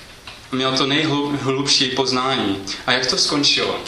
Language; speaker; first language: Czech; non-native, fluent; English